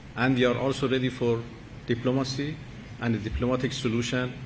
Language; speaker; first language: English; non-native, fluent; Persian